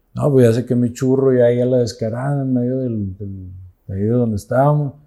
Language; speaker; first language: Spanish; native; Spanish